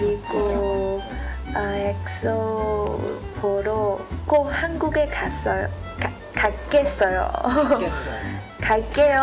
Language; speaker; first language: Korean; non-native, learner; Chinese